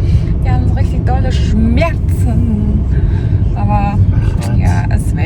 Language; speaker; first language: German; non-native, learner; Mongolian